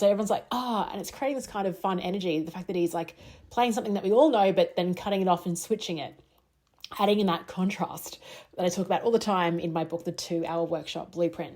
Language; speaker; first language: English; native; English